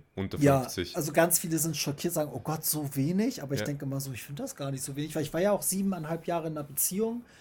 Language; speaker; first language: German; native; German